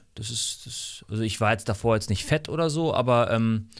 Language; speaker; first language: German; non-native, fluent; English